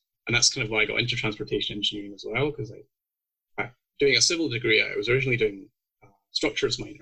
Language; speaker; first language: English; native; English